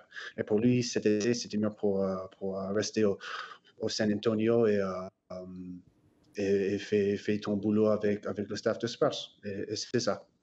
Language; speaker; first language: French; non-native, fluent; English